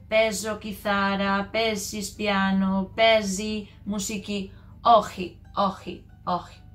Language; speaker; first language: Greek; non-native, learner; English